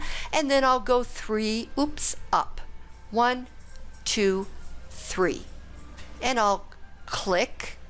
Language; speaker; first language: English; native; English